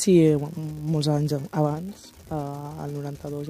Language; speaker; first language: Catalan; early bilingual, other home language; Wolof